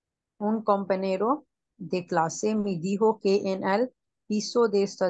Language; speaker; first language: Spanish; non-native, learner; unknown